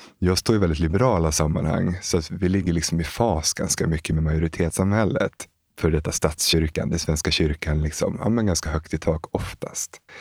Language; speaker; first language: Swedish; native; Swedish